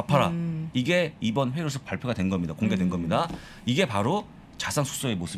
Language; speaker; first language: Korean; native; Korean